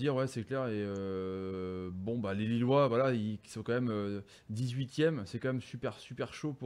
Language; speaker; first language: French; native; French